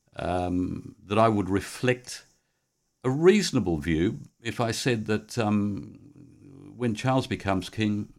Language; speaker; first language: English; native; English